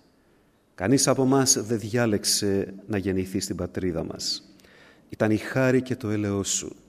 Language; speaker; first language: Greek; native; Greek